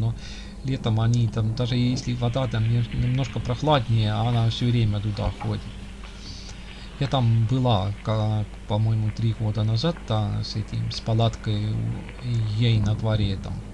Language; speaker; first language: Russian; non-native, local second language; Estonian